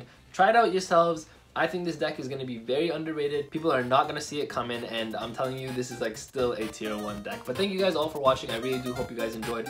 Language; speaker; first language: English; native; English